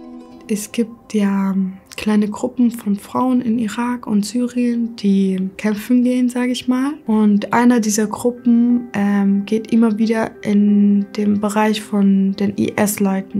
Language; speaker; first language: German; early bilingual, other home language; Kurdish